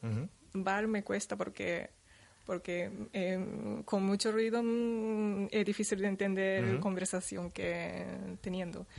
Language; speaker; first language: Spanish; non-native, learner; Japanese